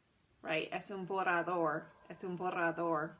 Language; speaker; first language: Spanish; non-native, fluent; English